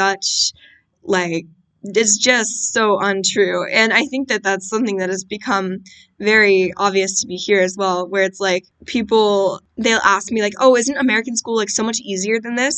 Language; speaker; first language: English; native; English